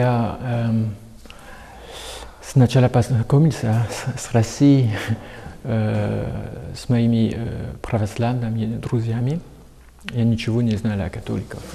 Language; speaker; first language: Russian; non-native, fluent; French